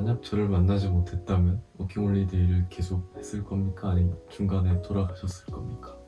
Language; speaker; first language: Korean; native; Korean